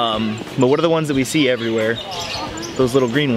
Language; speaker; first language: English; native; English